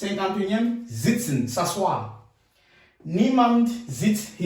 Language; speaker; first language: German; non-native, fluent; French